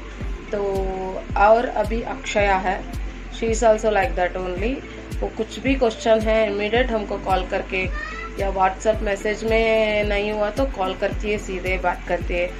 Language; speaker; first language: Hindi; non-native, local second language; Kannada